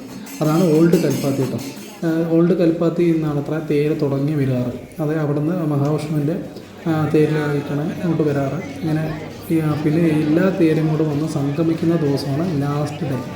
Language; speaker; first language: Malayalam; native; Malayalam